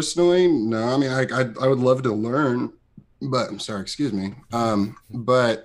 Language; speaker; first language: English; native; English